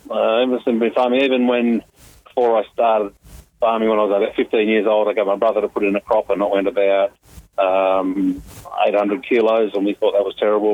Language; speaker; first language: English; native; English